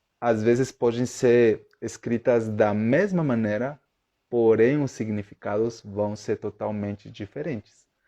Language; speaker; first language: Portuguese; non-native, fluent; Spanish